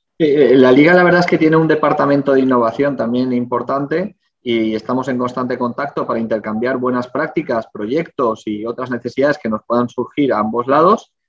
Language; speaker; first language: Spanish; native; Spanish